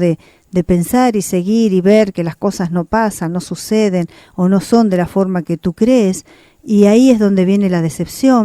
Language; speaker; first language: Spanish; native; Spanish